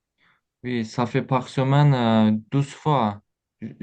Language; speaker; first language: French; non-native, learner; Azerbaijani